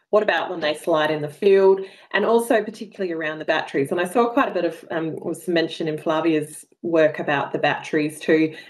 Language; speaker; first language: English; native; English